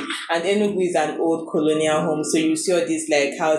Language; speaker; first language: English; non-native, local second language; Igbo